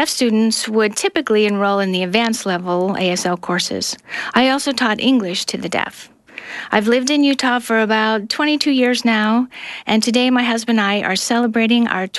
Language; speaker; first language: English; non-native, local second language; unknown